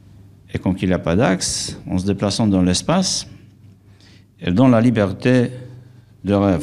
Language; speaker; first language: French; non-native, fluent; Romanian